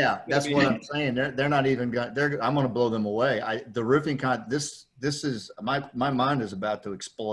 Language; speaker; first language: English; native; English